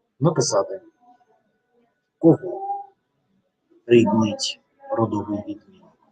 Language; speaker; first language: Ukrainian; non-native, learner; Russian